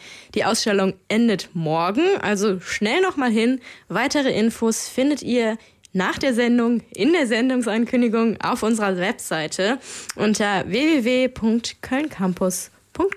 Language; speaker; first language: German; native; German